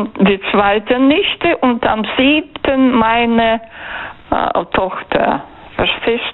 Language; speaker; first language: German; non-native, fluent; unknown